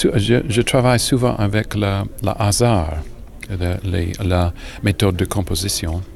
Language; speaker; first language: French; non-native, learner; English